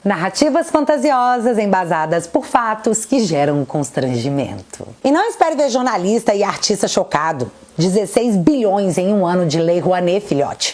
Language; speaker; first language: Portuguese; native; Portuguese